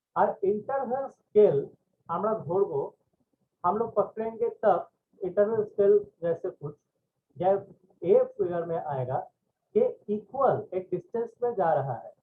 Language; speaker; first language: Hindi; non-native, local second language; Bangla